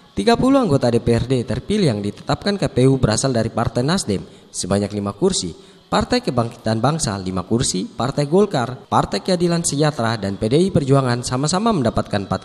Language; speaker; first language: Indonesian; native; Indonesian